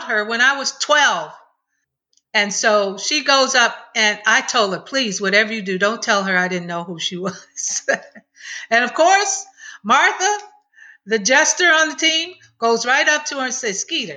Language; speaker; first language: English; native; English